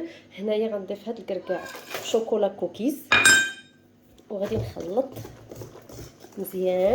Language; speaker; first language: Arabic; native; Arabic